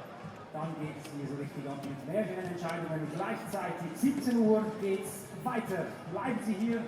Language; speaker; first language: German; native; German